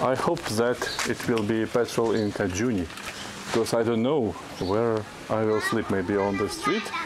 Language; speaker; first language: English; non-native, learner; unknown